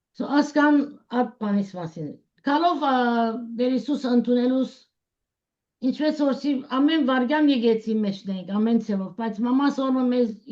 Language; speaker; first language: Armenian; early bilingual, heritage; Armenian